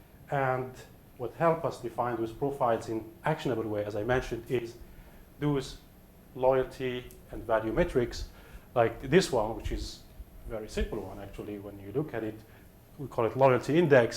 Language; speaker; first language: English; non-native, fluent; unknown